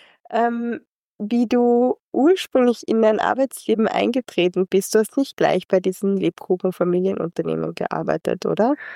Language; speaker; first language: German; native; German